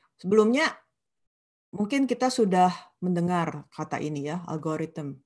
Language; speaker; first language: Indonesian; non-native, local second language; Sundanese